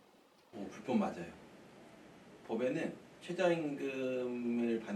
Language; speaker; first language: Korean; native; Korean